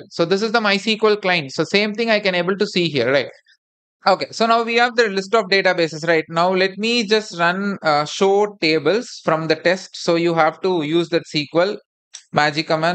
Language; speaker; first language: English; non-native, local second language; Tamil